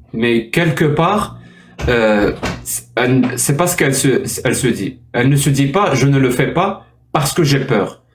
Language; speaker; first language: French; non-native, local second language; Arabic